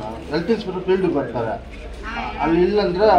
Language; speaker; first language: Kannada; non-native, local second language; Tamil